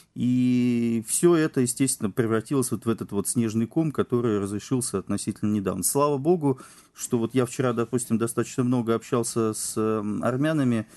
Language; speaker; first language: Russian; native; Russian